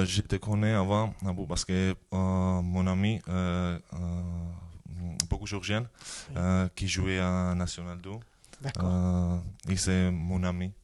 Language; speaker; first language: French; non-native, learner; Georgian